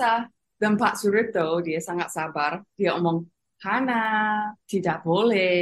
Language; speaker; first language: Indonesian; non-native, fluent; English